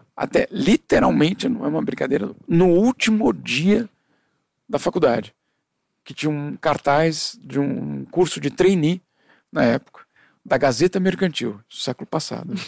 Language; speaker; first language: Portuguese; native; Portuguese